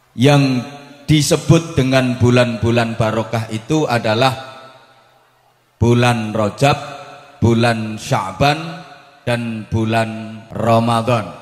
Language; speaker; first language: Indonesian; non-native, local second language; Javanese